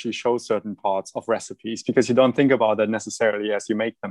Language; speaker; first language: English; non-native, fluent; German